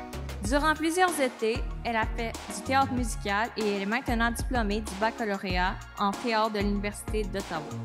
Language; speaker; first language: French; native; French